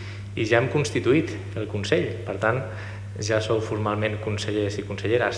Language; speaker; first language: Catalan; native; Catalan